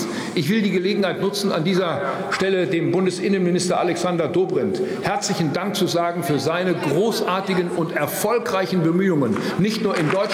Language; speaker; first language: German; native; German